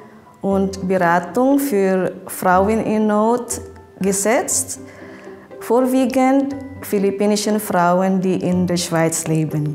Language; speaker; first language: German; non-native, fluent; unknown